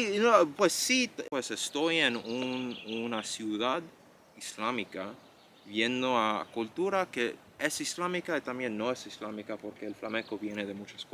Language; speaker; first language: Spanish; non-native, fluent; English